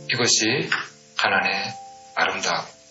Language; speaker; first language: Korean; native; Korean